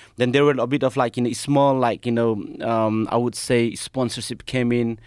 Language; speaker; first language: English; non-native, local second language; Nepali